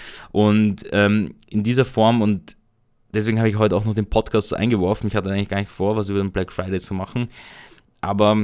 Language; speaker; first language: German; native; German